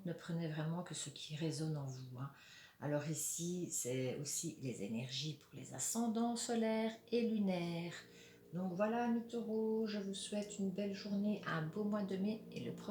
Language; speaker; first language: French; native; French